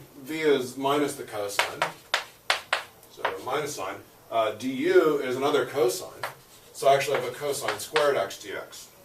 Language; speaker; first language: English; native; English